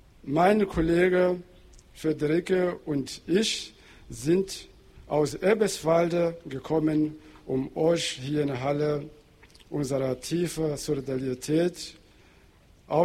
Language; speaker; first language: German; non-native, fluent; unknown